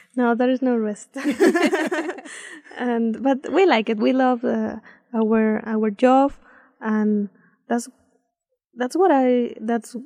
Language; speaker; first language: English; non-native, fluent; Spanish